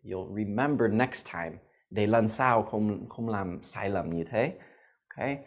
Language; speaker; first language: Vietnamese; non-native, fluent; English